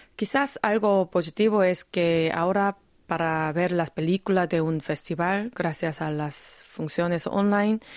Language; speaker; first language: Spanish; non-native, fluent; Korean